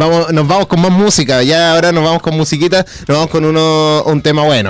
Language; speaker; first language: Spanish; native; Spanish